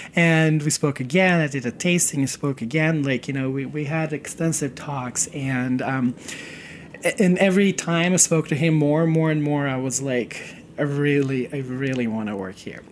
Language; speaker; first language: English; non-native, fluent; Serbian